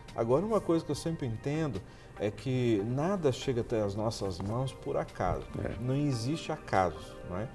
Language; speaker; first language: Portuguese; native; Portuguese